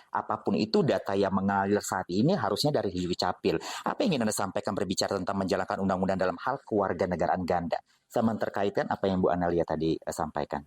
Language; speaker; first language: Indonesian; native; Indonesian